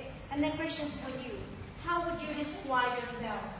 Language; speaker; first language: English; non-native, fluent; Vietnamese